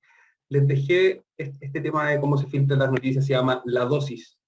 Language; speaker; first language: Spanish; native; Spanish